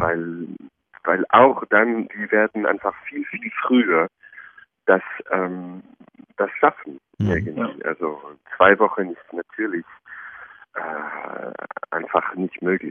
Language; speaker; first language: German; non-native, fluent; French